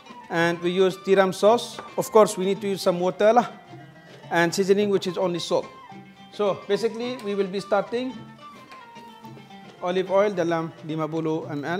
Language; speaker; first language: English; non-native, local second language; Arabic